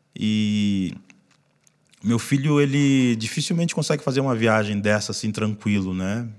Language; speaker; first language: Portuguese; native; Portuguese